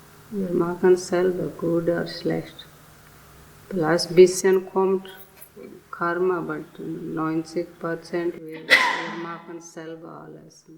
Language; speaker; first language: German; non-native, learner; Telugu